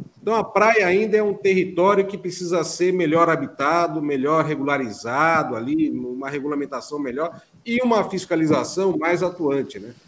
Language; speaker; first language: Portuguese; native; Portuguese